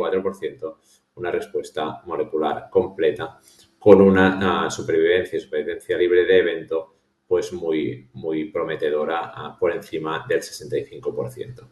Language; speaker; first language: Spanish; native; Spanish